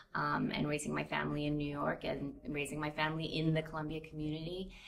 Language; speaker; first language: English; native; English